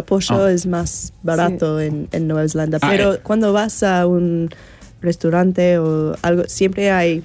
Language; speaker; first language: Spanish; non-native, learner; English